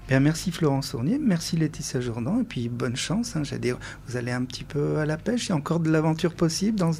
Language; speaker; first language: French; native; French